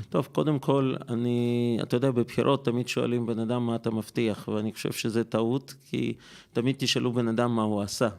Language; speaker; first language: Hebrew; non-native, fluent; Russian